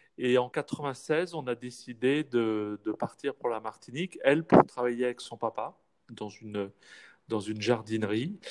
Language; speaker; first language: French; native; French